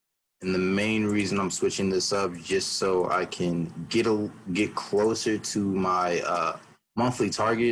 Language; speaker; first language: English; native; English